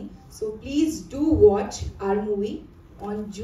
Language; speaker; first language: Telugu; non-native, learner; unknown